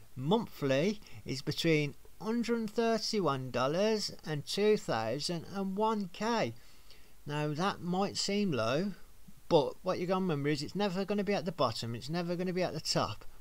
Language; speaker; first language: English; native; English